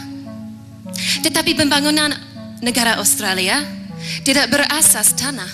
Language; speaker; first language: Malay; non-native, fluent; English